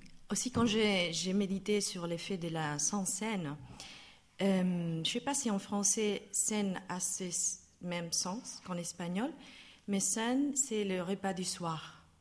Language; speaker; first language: French; non-native, fluent; Spanish